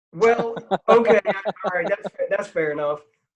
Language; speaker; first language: English; native; English